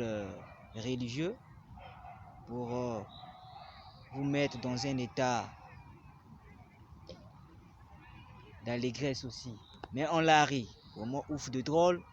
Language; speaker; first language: French; non-native, local second language; Lingala